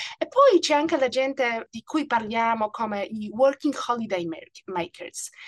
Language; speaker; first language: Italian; non-native, fluent; Polish